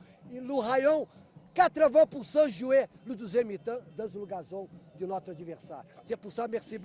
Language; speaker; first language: French; non-native, fluent; Portuguese